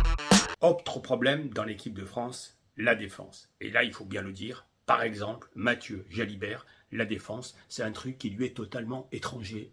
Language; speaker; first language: French; native; French